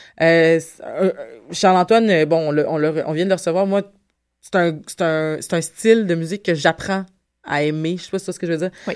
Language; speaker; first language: French; native; French